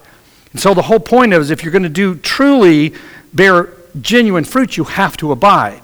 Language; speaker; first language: English; native; English